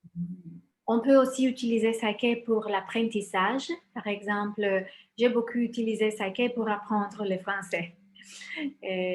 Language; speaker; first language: French; non-native, fluent; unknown